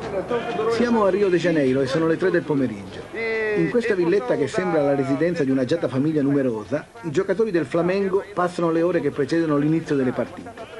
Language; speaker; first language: Italian; native; Italian